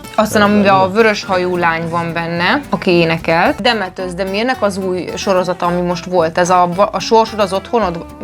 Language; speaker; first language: Hungarian; native; Hungarian